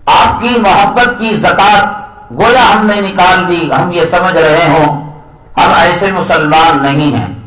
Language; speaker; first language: Urdu; native; Urdu